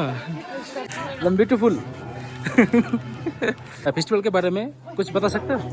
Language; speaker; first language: Hindi; non-native, local second language; Bangla